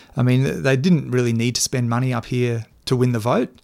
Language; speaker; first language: English; native; English